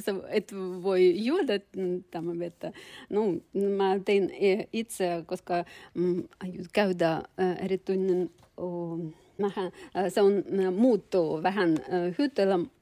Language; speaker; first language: Finnish; non-native, learner; Turkish